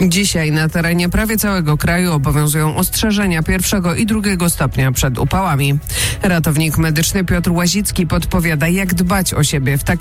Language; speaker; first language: Polish; native; Polish